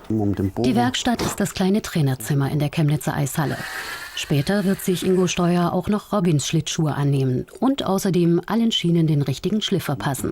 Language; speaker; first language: German; native; German